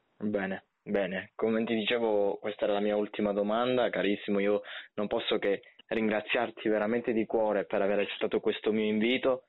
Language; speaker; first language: Italian; native; Italian